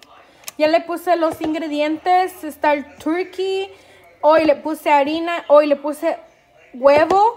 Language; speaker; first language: Spanish; early bilingual, heritage; Spanish